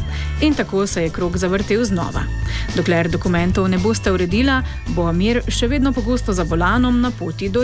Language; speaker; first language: Slovenian; native; Slovenian